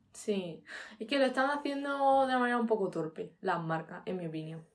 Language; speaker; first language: Spanish; native; Spanish